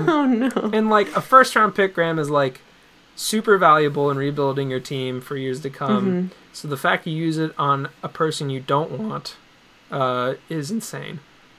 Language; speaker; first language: English; native; English